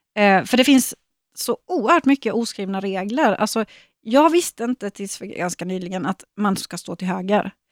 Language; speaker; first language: Swedish; native; Swedish